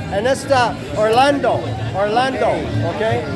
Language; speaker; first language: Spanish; non-native, learner; English